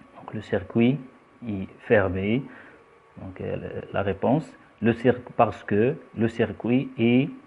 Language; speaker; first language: French; non-native, local second language; Arabic